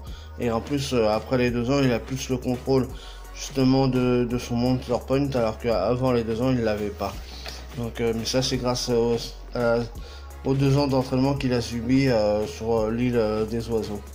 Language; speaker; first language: French; native; French